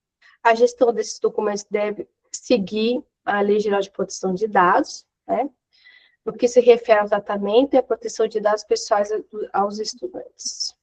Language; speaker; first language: Portuguese; native; Portuguese